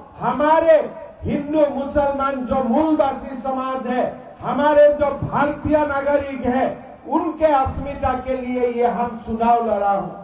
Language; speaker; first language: Hindi; non-native, local second language; Assamese